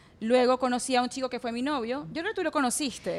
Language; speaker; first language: Spanish; native; Spanish